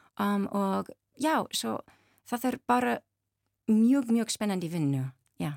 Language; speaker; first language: Icelandic; non-native, learner; English